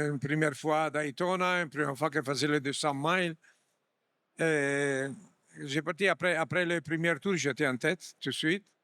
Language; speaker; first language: French; non-native, fluent; Italian